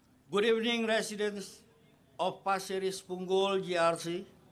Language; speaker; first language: English; non-native, local second language; Malay